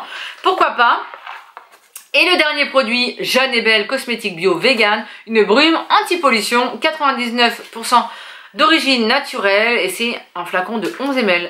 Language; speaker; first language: French; native; French